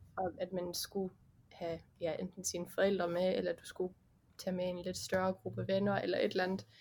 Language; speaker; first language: Danish; early bilingual, heritage; Danish